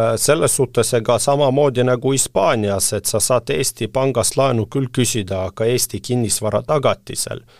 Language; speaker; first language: Estonian; non-native, local second language; Russian